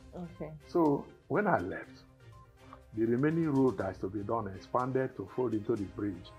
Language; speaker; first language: English; non-native, local second language; Igbo